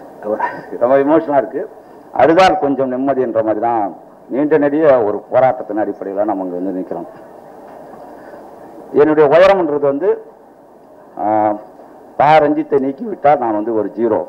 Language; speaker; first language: Tamil; native; Tamil